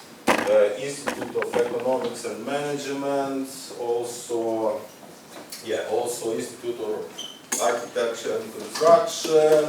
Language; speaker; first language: English; non-native, learner; Ukrainian